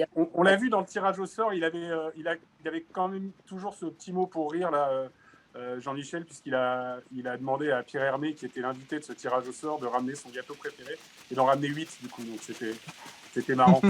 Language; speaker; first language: French; native; French